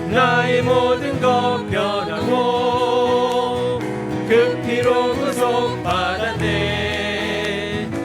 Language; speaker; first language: Korean; native; Korean